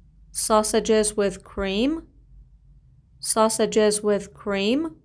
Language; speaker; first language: English; non-native, fluent; Persian